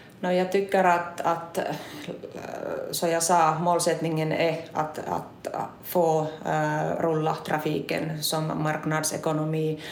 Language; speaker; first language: Swedish; non-native, local second language; Finnish